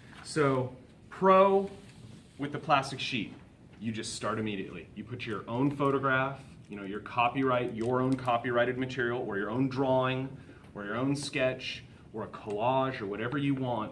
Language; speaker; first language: English; native; English